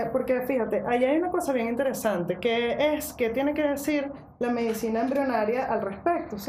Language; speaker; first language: Spanish; native; Spanish